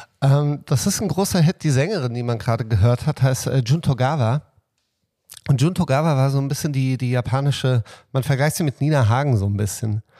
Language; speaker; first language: German; early bilingual, other home language; Serbian